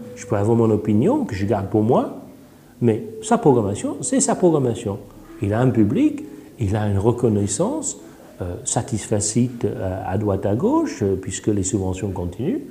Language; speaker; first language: French; non-native, fluent; English